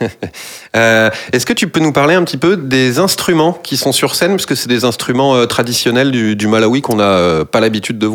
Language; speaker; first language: French; native; French